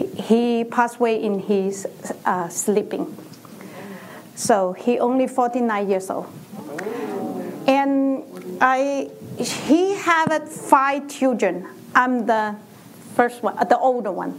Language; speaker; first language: English; non-native, learner; Chinese